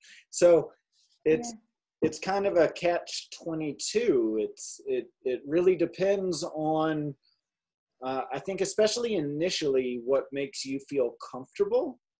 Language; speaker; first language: English; native; English